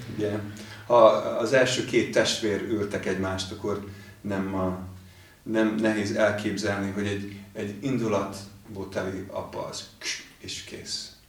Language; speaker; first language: Hungarian; non-native, fluent; English